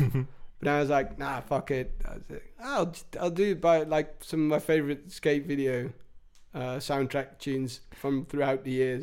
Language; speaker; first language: English; native; English